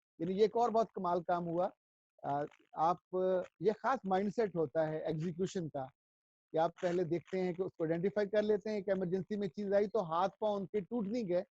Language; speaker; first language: Urdu; non-native, local second language; Punjabi